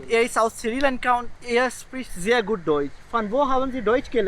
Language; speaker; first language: German; non-native, fluent; Urdu